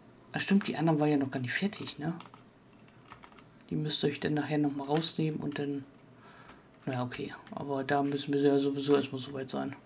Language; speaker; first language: German; native; German